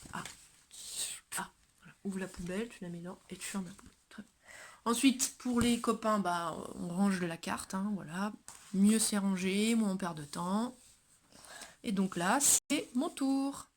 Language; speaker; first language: French; native; French